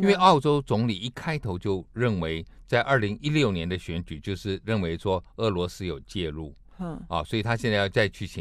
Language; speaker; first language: Chinese; native; Chinese